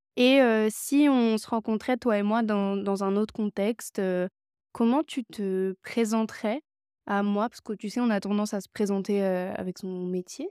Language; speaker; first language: French; native; French